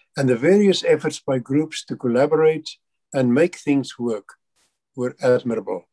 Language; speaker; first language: English; non-native, local second language; Afrikaans